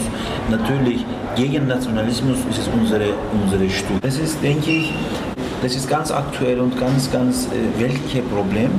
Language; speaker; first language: German; non-native, learner; Turkish